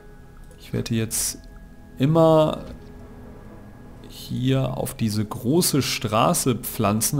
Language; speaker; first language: German; native; German